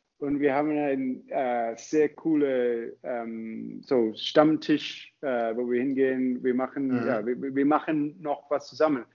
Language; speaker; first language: German; non-native, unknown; English